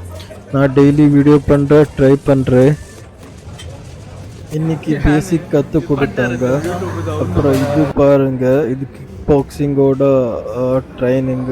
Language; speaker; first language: Tamil; non-native, learner; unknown